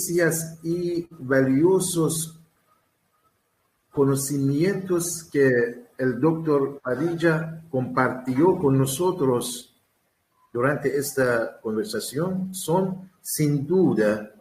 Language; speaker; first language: Spanish; non-native, learner; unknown